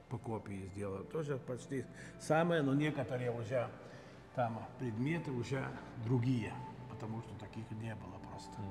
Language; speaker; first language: Russian; non-native, local second language; Lithuanian